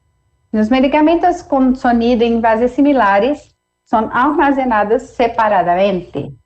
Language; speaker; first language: Spanish; non-native, fluent; Portuguese